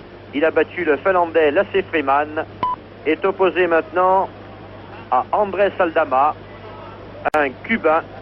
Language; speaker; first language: French; native; French